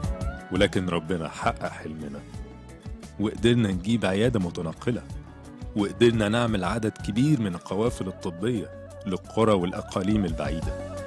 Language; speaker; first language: Arabic; native; Arabic